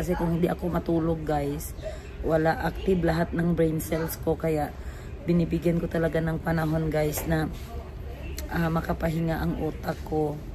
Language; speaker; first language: Filipino; non-native, local second language; Cebuano